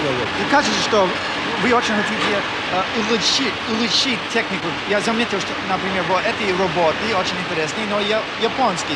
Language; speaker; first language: Russian; non-native, fluent; English